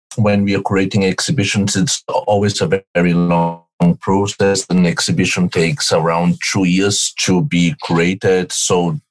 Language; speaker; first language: English; non-native, fluent; Portuguese